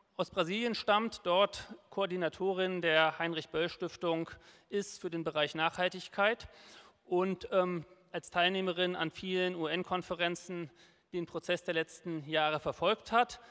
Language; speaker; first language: German; native; German